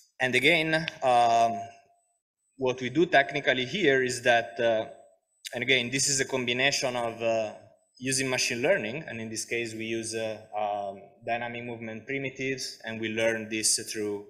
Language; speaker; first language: English; non-native, fluent; Italian